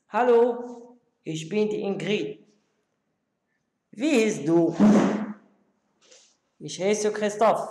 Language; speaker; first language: German; non-native, learner; Arabic